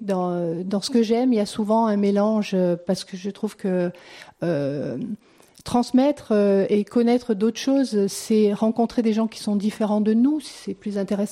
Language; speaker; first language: French; native; French